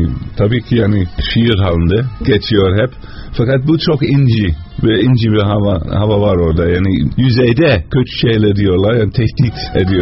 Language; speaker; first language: Turkish; non-native, fluent; Dutch